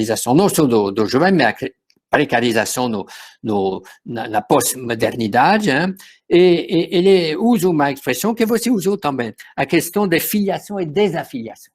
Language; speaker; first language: Portuguese; non-native, fluent; French